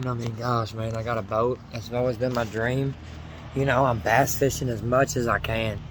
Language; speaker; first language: English; native; English